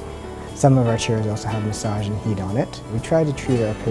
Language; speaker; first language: English; native; English